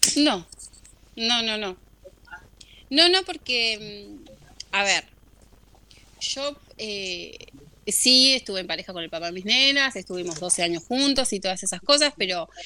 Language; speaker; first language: Spanish; native; Spanish